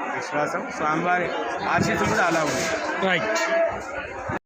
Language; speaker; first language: Telugu; native; Telugu